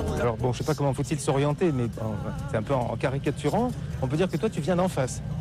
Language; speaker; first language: French; native; French